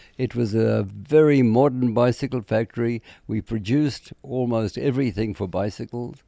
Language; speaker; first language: English; native; English